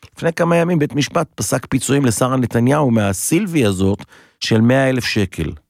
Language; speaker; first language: Hebrew; native; Hebrew